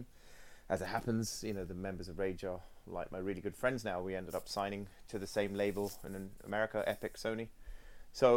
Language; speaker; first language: English; non-native, local second language; Sinhala